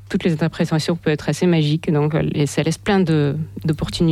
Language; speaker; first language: French; non-native, fluent; Russian